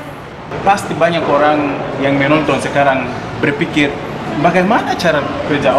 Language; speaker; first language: Indonesian; non-native, fluent; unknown